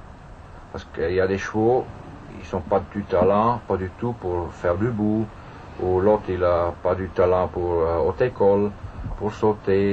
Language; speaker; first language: French; non-native, fluent; German